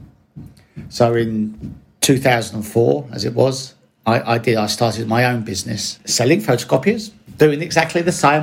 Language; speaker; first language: English; native; English